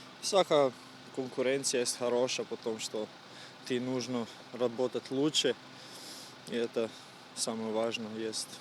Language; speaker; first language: Russian; non-native, learner; Croatian